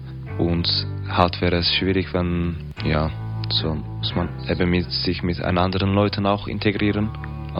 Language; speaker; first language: German; non-native, learner; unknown